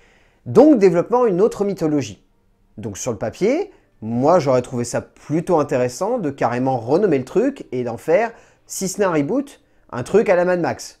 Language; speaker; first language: French; native; French